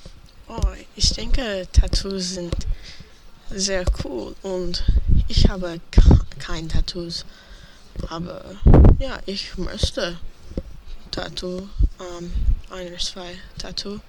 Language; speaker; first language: German; non-native, learner; English